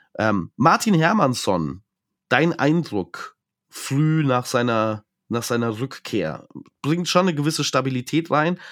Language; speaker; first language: German; native; German